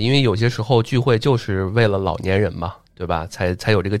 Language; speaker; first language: Chinese; native; Chinese